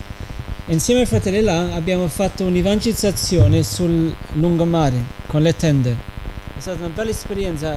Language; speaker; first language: Italian; native; Italian